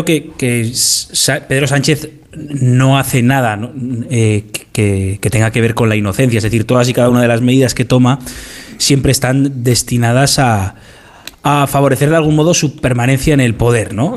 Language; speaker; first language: Spanish; native; Spanish